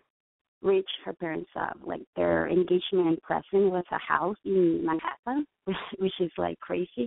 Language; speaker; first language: English; non-native, fluent; Spanish